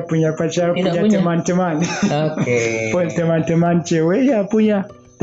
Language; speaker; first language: Indonesian; non-native, learner; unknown